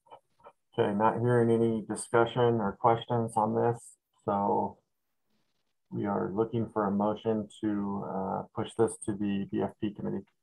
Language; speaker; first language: English; native; English